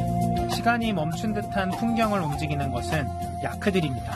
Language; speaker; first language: Korean; native; Korean